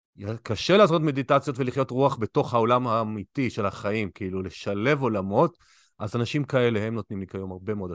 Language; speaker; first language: Hebrew; native; Hebrew